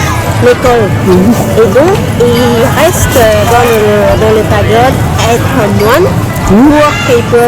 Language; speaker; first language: French; non-native, fluent; Khmer